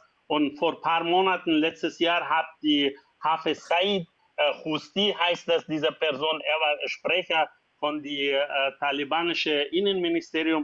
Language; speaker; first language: German; non-native, fluent; Persian